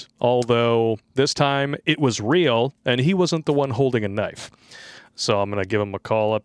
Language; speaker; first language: English; native; English